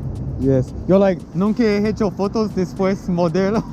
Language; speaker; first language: Spanish; non-native, learner; English